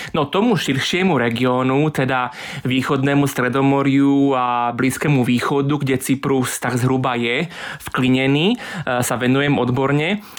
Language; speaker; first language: Slovak; native; Slovak